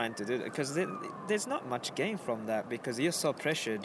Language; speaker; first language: English; non-native, fluent; Japanese